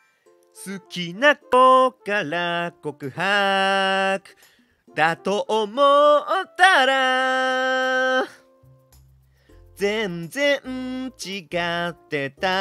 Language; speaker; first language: Japanese; native; Japanese